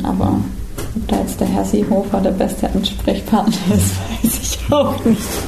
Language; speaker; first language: German; native; German